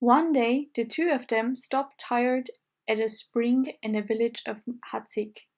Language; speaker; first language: English; non-native, fluent; Armenian